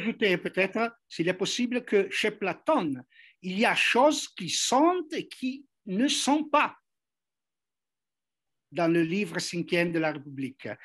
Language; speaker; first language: French; non-native, fluent; Italian